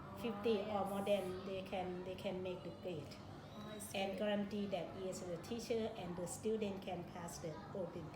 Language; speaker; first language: English; non-native, learner; Thai